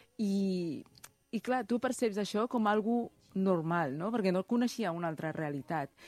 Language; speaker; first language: Catalan; early bilingual, other home language; Chinese